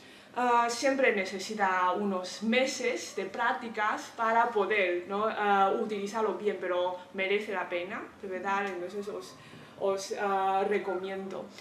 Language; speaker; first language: Spanish; non-native, fluent; Chinese